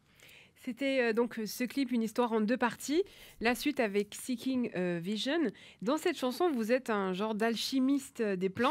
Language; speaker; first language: French; native; French